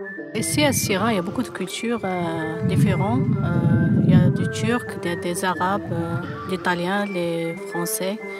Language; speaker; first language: French; non-native, fluent; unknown